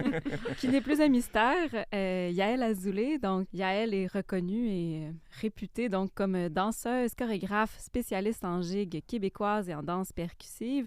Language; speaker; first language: French; native; French